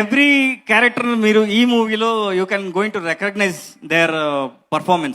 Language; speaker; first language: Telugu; non-native, learner; Kannada